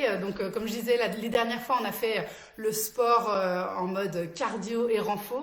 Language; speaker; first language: French; native; French